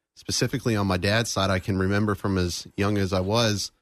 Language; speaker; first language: English; native; English